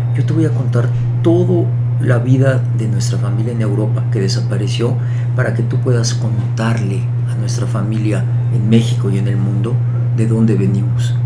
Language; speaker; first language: Spanish; early bilingual, other home language; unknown